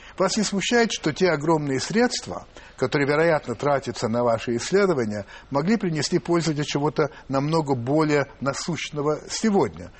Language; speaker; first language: Russian; non-native, fluent; English